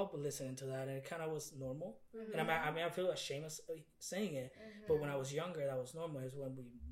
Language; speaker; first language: English; non-native, fluent; Spanish